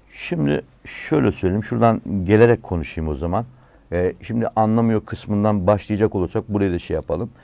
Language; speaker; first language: Turkish; native; Turkish